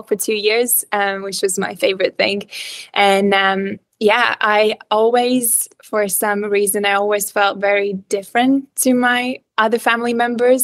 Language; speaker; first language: English; non-native, fluent; Latvian